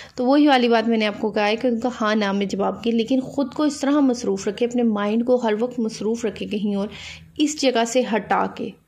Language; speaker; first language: Urdu; native; Urdu